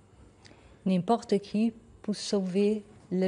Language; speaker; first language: French; non-native, fluent; Portuguese